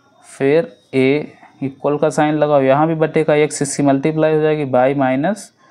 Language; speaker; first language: Hindi; native; Hindi